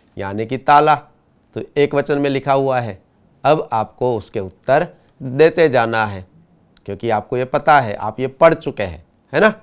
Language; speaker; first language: Hindi; non-native, local second language; Gujarati